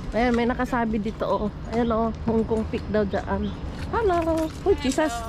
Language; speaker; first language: Filipino; non-native, local second language; Cebuano